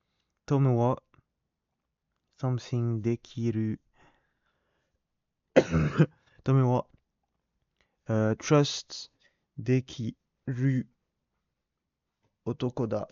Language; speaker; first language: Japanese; non-native, learner; English